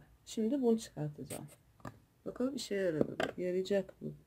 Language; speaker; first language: Turkish; native; Turkish